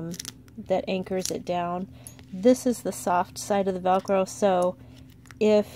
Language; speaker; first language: English; native; English